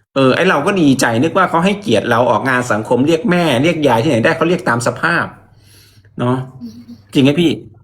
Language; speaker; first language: Thai; native; Thai